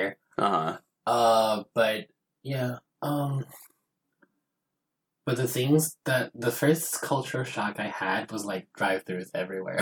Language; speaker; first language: English; non-native, fluent; Portuguese